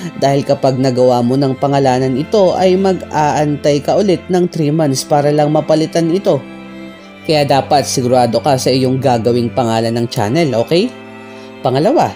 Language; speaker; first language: Filipino; native; Filipino